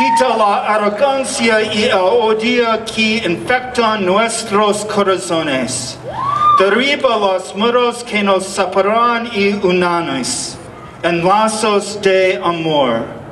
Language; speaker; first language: Spanish; non-native, learner; English